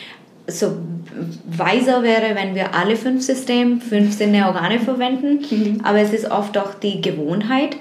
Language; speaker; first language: German; non-native, fluent; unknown